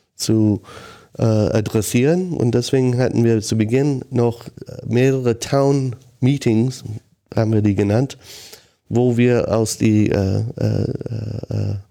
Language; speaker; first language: German; non-native, fluent; English